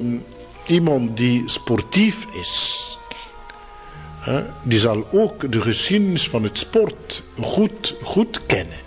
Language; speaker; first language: Dutch; non-native, fluent; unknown